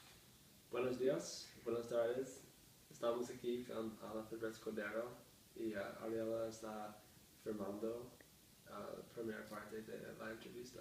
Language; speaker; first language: Spanish; non-native, learner; English